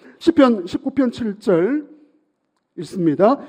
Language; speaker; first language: Korean; native; Korean